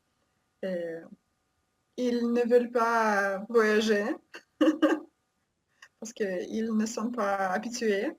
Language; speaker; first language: French; non-native, learner; Russian